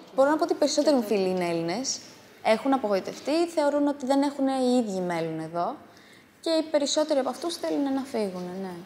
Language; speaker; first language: Greek; early bilingual, other home language; Amharic